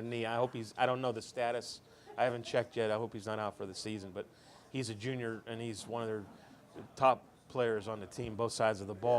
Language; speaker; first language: English; native; English